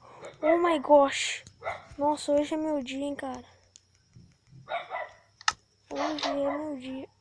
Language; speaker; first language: Portuguese; native; Portuguese